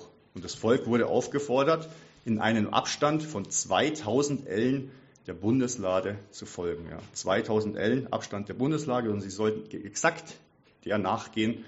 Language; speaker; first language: German; native; German